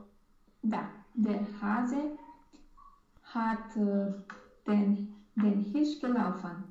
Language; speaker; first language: German; non-native, learner; Romanian